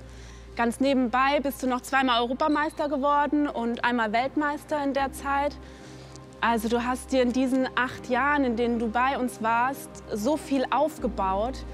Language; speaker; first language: German; native; German